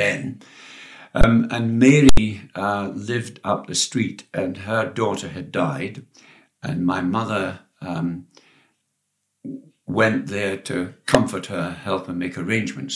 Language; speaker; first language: English; native; English